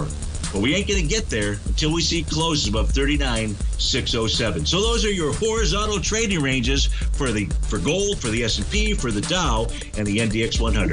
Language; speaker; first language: English; native; English